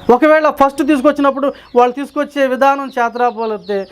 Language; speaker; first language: Telugu; native; Telugu